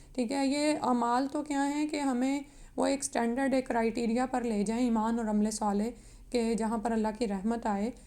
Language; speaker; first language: Urdu; native; Urdu